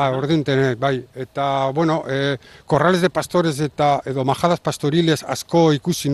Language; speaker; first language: Basque; non-native, local second language; Spanish